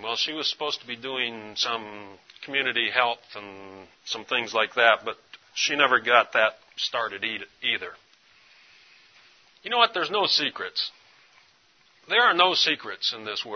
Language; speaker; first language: English; native; English